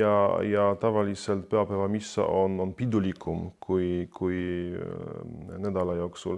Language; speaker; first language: Estonian; non-native, fluent; Polish